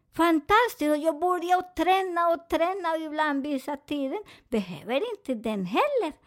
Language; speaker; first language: Swedish; non-native, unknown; Spanish